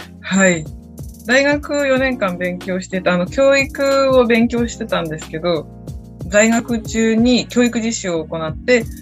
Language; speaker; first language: Japanese; native; Japanese